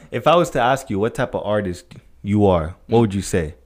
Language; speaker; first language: English; native; English